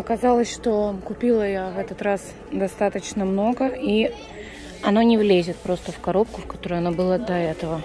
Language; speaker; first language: Russian; native; Russian